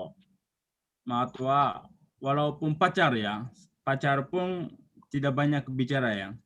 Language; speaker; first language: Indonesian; non-native, fluent; Japanese